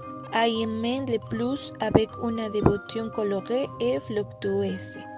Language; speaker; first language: French; non-native, learner; Spanish